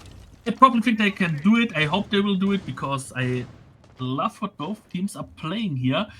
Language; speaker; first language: English; non-native, fluent; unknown